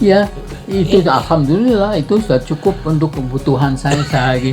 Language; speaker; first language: Indonesian; non-native, local second language; Dutch